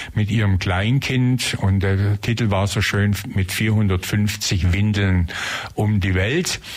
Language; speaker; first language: German; native; German